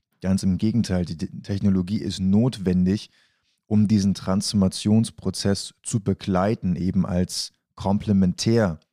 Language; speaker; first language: German; native; German